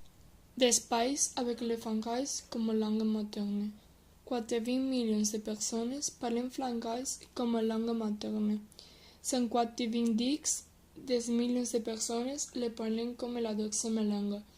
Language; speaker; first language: French; non-native, learner; Spanish